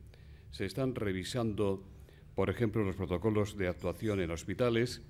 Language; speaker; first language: Spanish; native; Spanish